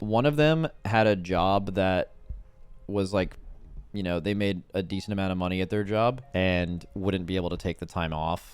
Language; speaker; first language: English; native; English